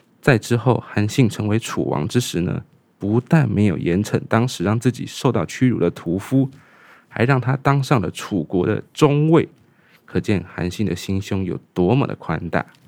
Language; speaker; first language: Chinese; native; Chinese